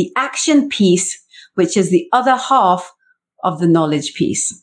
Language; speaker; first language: English; native; English